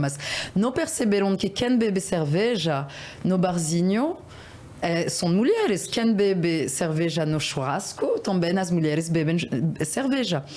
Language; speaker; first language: Portuguese; non-native, fluent; French